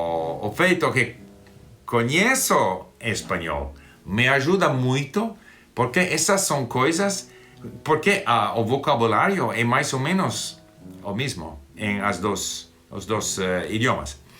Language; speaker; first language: Portuguese; non-native, fluent; English